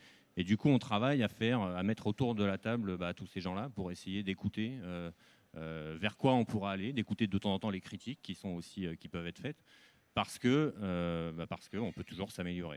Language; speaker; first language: French; native; French